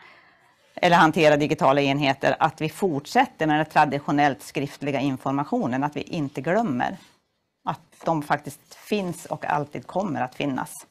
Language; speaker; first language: Swedish; native; Swedish